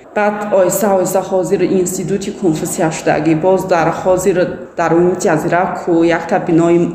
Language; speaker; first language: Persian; non-native, learner; Chinese